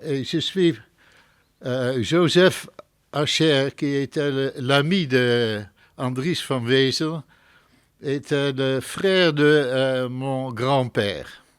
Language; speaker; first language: French; non-native, fluent; Dutch